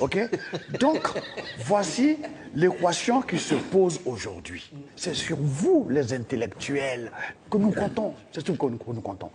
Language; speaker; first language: French; non-native, local second language; Dyula